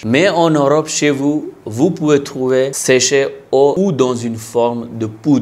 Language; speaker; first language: French; non-native, learner; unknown